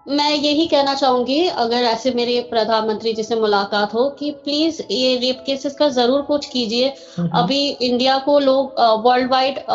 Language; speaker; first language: Hindi; native; Hindi